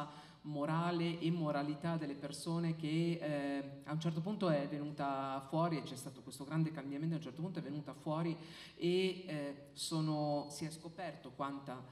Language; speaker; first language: Italian; native; Italian